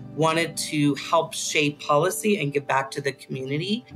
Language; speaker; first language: English; native; English